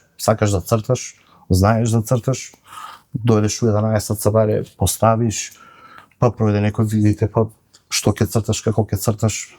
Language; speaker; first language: Macedonian; native; Macedonian